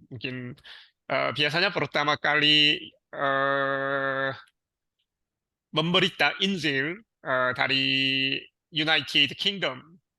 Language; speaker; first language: Indonesian; non-native, learner; Korean